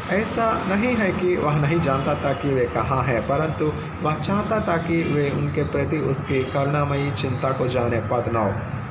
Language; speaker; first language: Hindi; non-native, local second language; Telugu